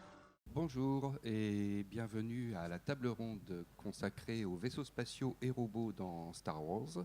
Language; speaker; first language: French; native; French